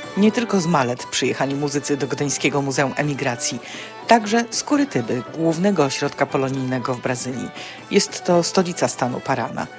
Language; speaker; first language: Polish; native; Polish